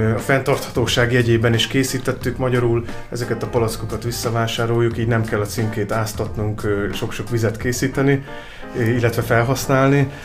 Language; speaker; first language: Hungarian; native; Hungarian